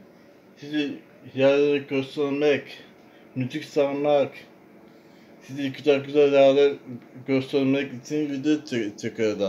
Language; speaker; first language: Turkish; non-native, learner; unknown